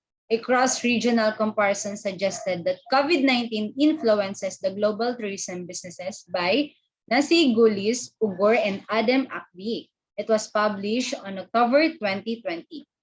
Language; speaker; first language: English; non-native, local second language; Filipino